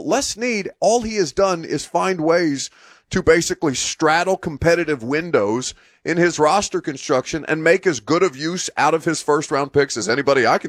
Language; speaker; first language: English; native; English